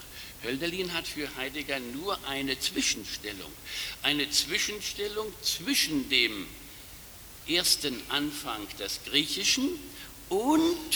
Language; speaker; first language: German; native; German